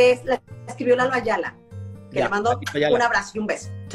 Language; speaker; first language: Spanish; native; Spanish